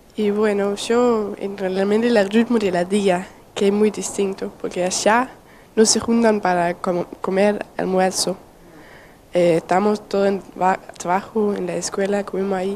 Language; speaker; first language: Spanish; non-native, learner; Danish